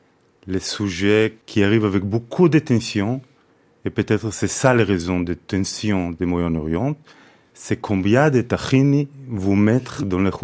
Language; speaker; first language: French; non-native, fluent; Hebrew